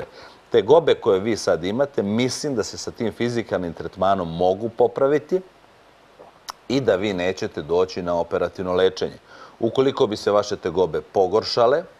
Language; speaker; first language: Croatian; native; Croatian